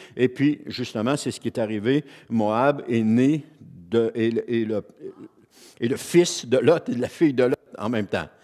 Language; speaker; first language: French; native; French